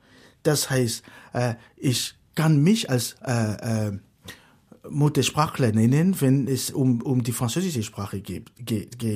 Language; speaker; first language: German; non-native, fluent; Fon